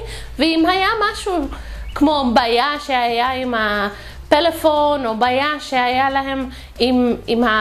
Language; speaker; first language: Hebrew; non-native, fluent; English